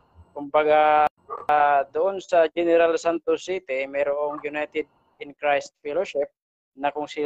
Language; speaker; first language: Filipino; native; Filipino